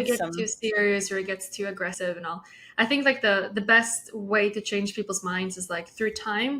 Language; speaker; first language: English; non-native, fluent; Swedish